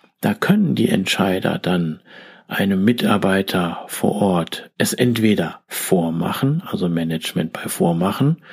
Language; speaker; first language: German; native; German